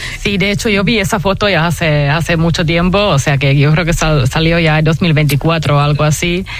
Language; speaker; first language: Spanish; non-native, fluent; Finnish